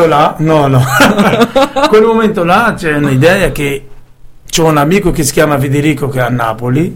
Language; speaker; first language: Italian; non-native, learner; Arabic